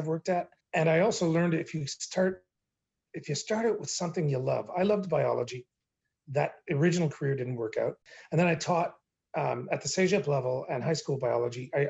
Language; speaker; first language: English; native; English